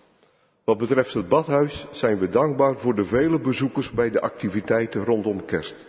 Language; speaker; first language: Dutch; native; Dutch